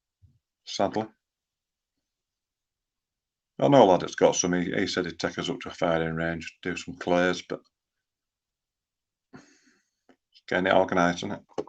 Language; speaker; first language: English; native; English